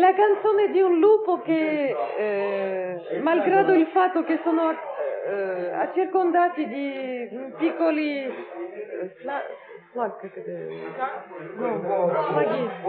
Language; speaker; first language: Italian; non-native, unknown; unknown